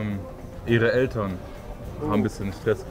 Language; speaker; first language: German; early bilingual, other home language; Arabic